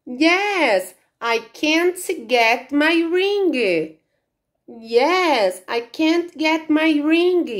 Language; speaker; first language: English; non-native, learner; Portuguese